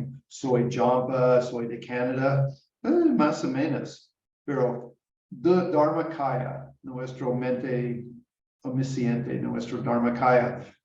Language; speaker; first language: Spanish; non-native, learner; English